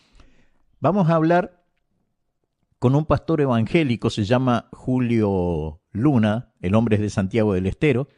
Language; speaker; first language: Spanish; native; Spanish